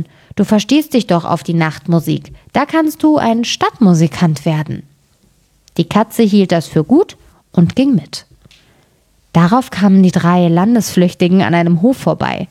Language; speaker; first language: German; native; German